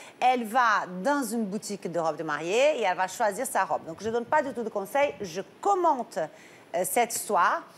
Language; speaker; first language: French; non-native, fluent; Portuguese